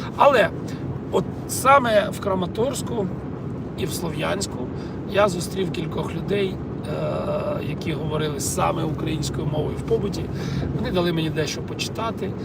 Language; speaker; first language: Ukrainian; non-native, local second language; Russian